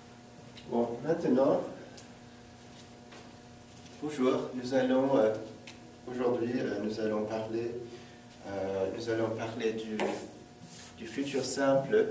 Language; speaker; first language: French; non-native, fluent; English